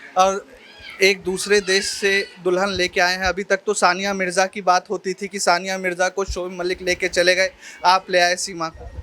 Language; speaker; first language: Hindi; native; Hindi